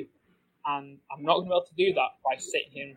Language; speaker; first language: English; native; English